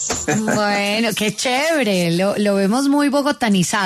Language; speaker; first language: Spanish; native; Spanish